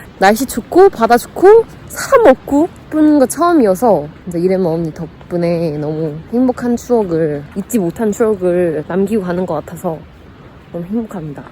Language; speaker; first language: Korean; non-native, fluent; Chinese